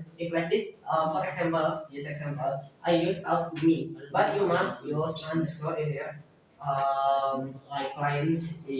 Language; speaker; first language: English; non-native, learner; Indonesian